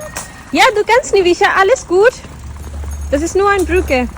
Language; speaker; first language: German; non-native, learner; Telugu